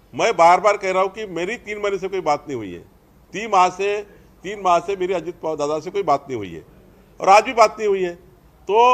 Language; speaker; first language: Hindi; non-native, local second language; Marathi